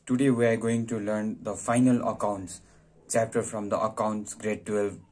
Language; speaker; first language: English; non-native, local second language; Nepali